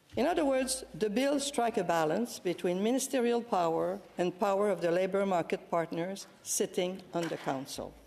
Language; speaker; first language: English; non-native, fluent; French